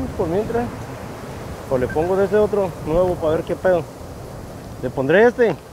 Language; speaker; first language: Spanish; native; Spanish